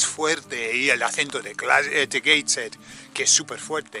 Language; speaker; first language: Spanish; native; Spanish